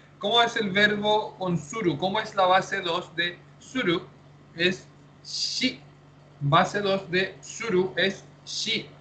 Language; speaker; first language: Spanish; native; Spanish